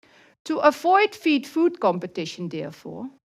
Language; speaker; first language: English; non-native, fluent; Dutch